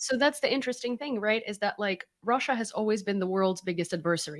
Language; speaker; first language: English; non-native, fluent; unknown